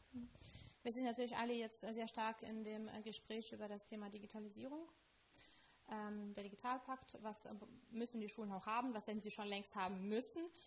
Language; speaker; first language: German; non-native, fluent; Lithuanian